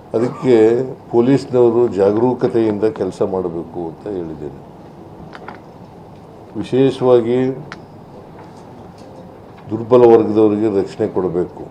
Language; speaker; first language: Kannada; native; Kannada